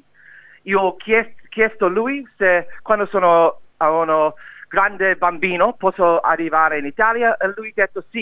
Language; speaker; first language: Italian; non-native, learner; English